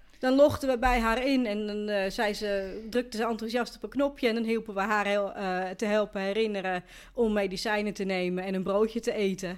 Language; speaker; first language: Dutch; native; Dutch